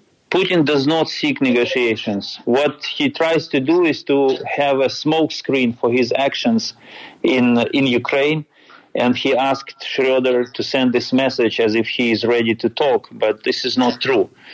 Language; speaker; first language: English; non-native, fluent; Ukrainian